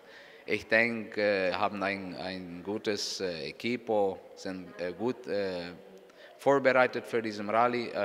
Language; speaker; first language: German; non-native, local second language; Spanish